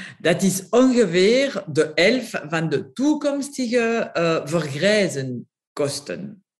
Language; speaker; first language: Dutch; non-native, local second language; French